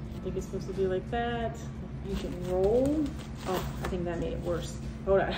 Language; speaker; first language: English; native; English